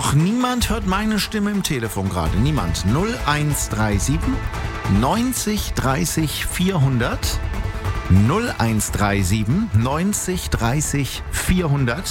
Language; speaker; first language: German; native; German